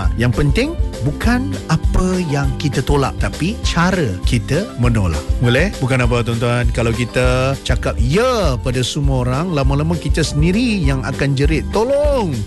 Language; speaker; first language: Malay; native; Malay